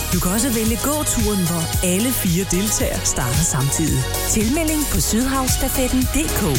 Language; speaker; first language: Danish; native; Danish